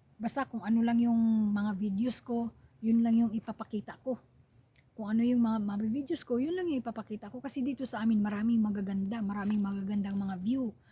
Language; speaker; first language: Filipino; non-native, local second language; Cebuano